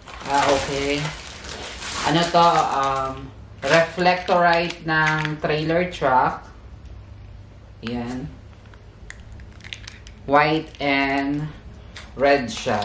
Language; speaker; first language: Filipino; native; Filipino